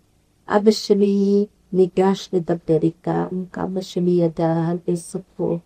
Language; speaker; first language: Hebrew; non-native, fluent; Yiddish